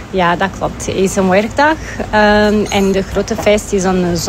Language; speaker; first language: Dutch; non-native, learner; Portuguese